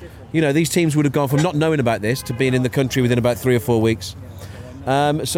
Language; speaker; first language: English; native; English